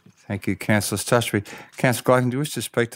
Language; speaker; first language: English; native; English